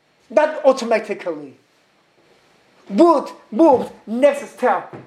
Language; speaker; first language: English; non-native, learner; Korean